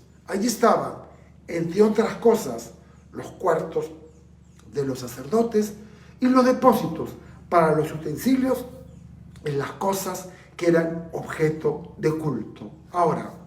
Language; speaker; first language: Spanish; native; Spanish